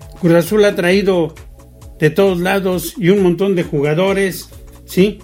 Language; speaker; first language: Spanish; native; Spanish